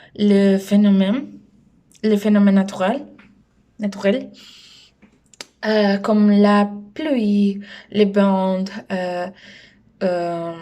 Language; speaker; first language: French; non-native, learner; Spanish